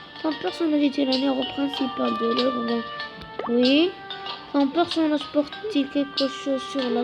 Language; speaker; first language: French; non-native, local second language; Arabic